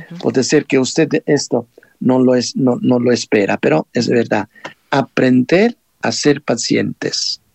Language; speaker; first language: Spanish; non-native, fluent; Italian